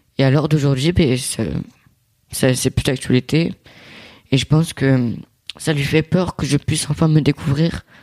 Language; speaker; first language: French; native; French